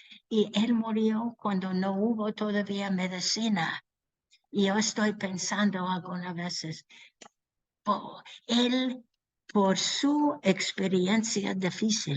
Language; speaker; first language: Spanish; non-native, learner; English